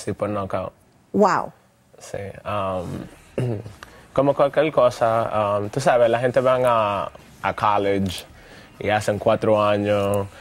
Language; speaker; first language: Spanish; early bilingual, other home language; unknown